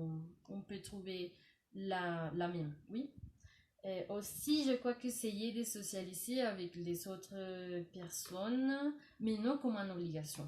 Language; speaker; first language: French; non-native, learner; Spanish